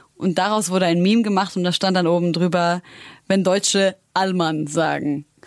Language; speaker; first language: German; early bilingual, other home language; Arabic